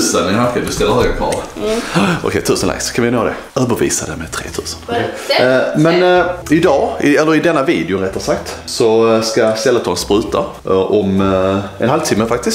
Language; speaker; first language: Swedish; native; Swedish